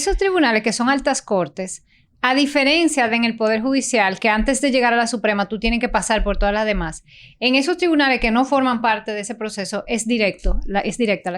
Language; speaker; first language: Spanish; native; Spanish